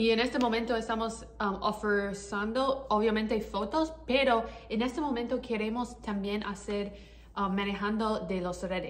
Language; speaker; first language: Spanish; non-native, learner; English